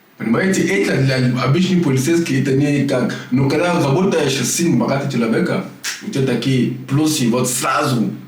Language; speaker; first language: Russian; non-native, learner; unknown